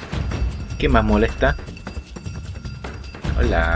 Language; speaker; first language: Spanish; native; Spanish